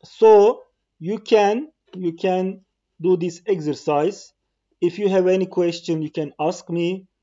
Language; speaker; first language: English; non-native, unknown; Turkish